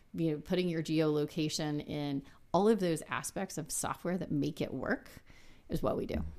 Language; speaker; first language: English; native; English